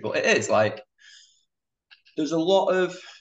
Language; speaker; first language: English; native; English